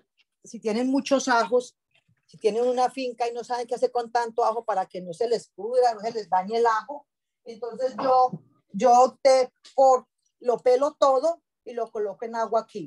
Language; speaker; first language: Spanish; native; Spanish